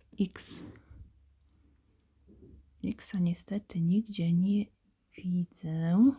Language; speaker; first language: Polish; native; Polish